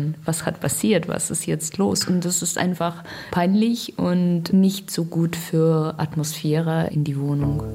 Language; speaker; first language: German; non-native, learner; Russian